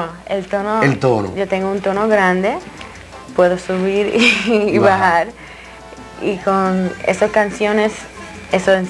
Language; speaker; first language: Spanish; early bilingual, heritage; Spanish